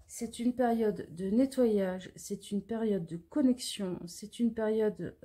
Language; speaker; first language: French; native; French